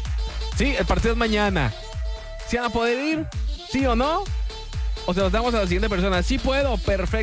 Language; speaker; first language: Spanish; native; Spanish